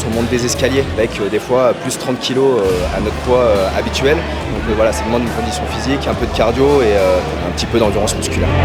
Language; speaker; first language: French; native; French